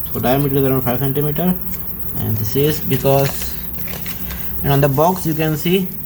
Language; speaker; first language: English; non-native, local second language; Hindi